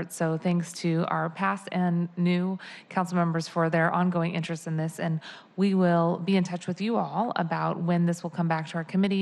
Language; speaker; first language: English; native; English